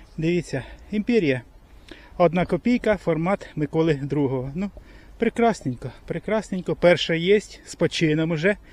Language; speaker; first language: Ukrainian; native; Ukrainian